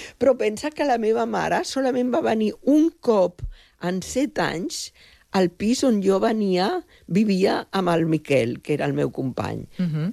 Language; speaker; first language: Catalan; non-native, local second language; Spanish